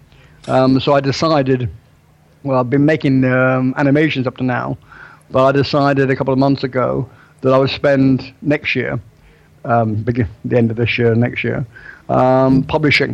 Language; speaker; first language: English; native; English